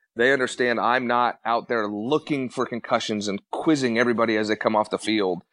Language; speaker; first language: English; native; English